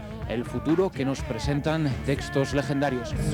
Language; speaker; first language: Spanish; native; Spanish